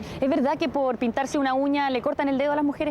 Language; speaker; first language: Spanish; native; Spanish